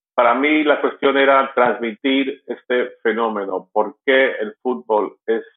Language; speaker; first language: Spanish; native; Spanish